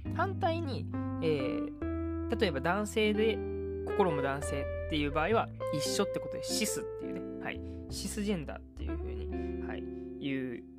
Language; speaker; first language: Japanese; native; Japanese